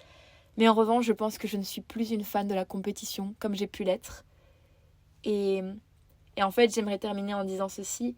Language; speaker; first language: French; native; French